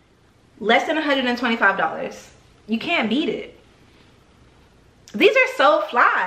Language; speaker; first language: English; native; English